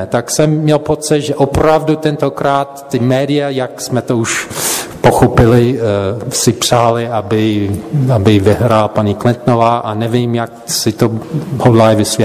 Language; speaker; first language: Czech; non-native, fluent; English